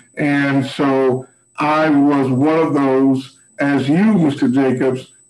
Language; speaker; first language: English; native; English